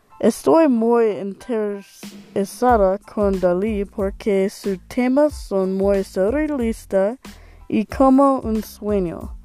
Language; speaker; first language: Spanish; non-native, learner; English